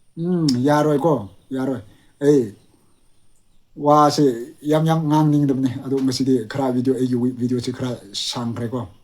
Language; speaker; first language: Manipuri; non-native, local second language; Tangkhul Naga (India)